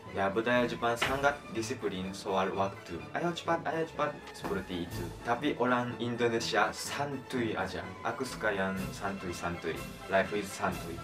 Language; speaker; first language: Indonesian; non-native, learner; Japanese